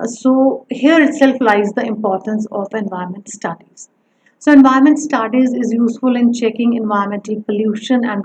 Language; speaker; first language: English; non-native, local second language; Punjabi